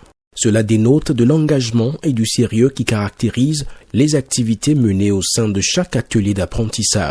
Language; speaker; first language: French; native; French